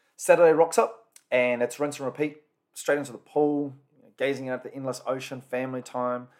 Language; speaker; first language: English; native; English